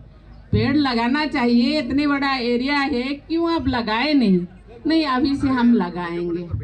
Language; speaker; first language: Hindi; non-native, local second language; Santali